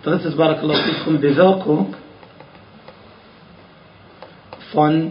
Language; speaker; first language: German; non-native, fluent; Arabic